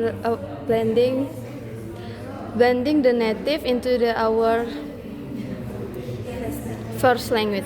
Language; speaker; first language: English; non-native, learner; Indonesian